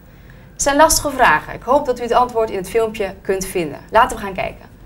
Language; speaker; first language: Dutch; native; Dutch